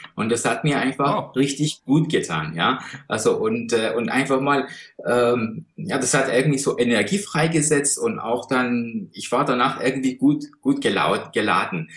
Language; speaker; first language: German; non-native, fluent; Persian